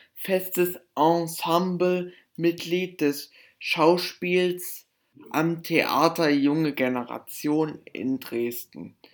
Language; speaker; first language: German; native; German